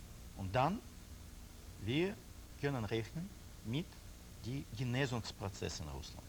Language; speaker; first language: German; non-native, learner; Russian